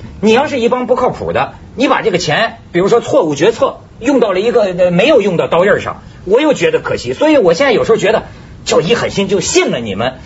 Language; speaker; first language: Chinese; native; Chinese